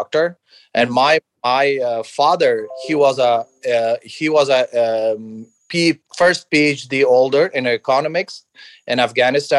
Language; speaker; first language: English; non-native, fluent; Persian